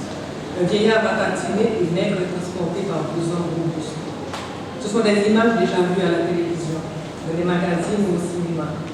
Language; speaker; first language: French; non-native, local second language; Haitian Creole